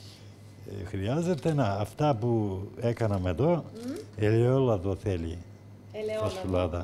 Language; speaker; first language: Greek; non-native, local second language; Turkish